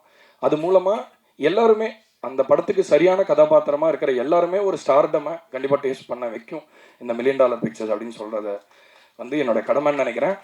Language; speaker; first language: Tamil; native; Tamil